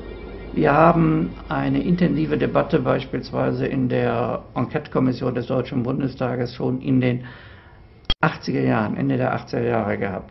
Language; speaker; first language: German; native; German